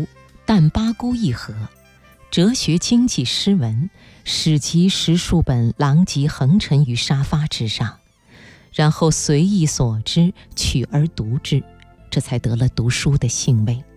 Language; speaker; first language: Chinese; native; Chinese